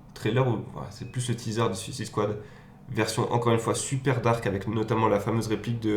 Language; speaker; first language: French; native; French